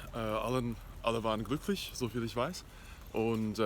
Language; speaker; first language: German; native; German